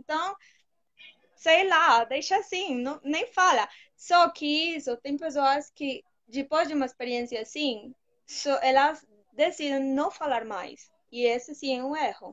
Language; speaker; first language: Portuguese; non-native, fluent; Spanish